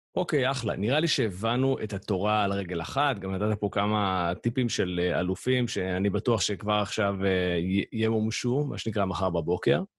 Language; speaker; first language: Hebrew; native; Hebrew